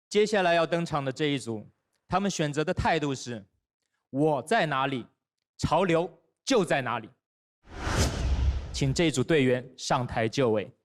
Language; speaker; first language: Chinese; native; Chinese